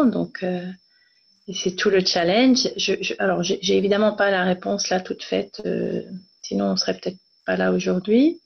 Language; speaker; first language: French; native; French